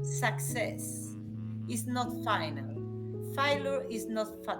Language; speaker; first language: English; non-native, learner; Spanish